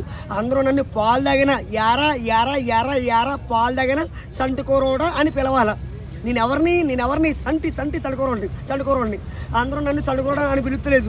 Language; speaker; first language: Telugu; native; Telugu